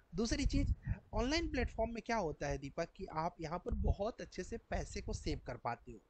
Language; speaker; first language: Hindi; native; Hindi